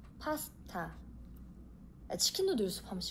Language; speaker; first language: Korean; native; Korean